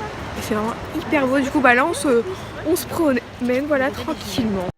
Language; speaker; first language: French; native; French